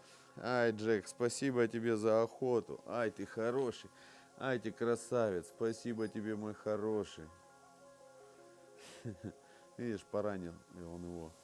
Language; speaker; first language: Russian; native; Russian